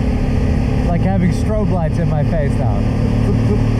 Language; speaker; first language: English; native; English